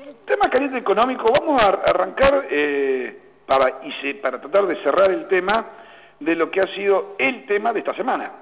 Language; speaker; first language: Spanish; native; Spanish